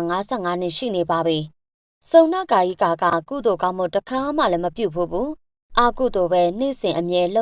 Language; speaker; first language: Burmese; native; Burmese